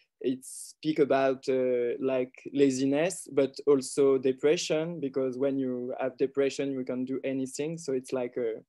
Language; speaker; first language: English; non-native, learner; French